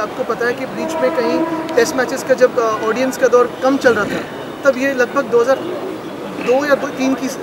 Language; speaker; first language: Hindi; non-native, local second language; Marathi